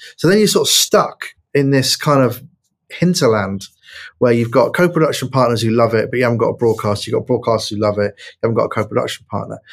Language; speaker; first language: English; native; English